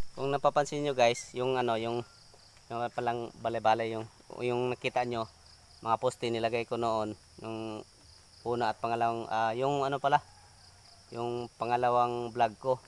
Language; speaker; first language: Filipino; non-native, local second language; Cebuano